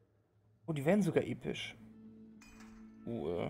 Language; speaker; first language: German; native; German